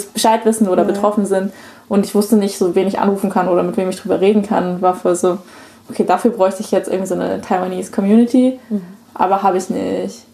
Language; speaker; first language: German; early bilingual, other home language; Chinese